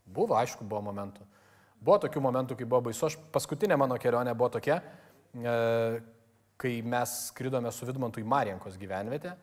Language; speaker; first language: Lithuanian; native; Lithuanian